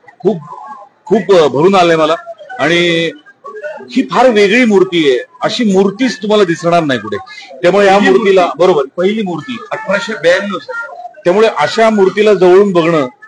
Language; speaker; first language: Marathi; native; Marathi